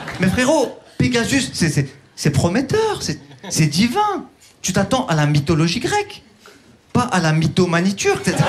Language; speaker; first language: French; early bilingual, other home language; Turkish